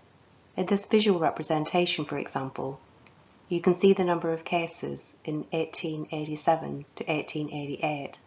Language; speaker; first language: English; native; English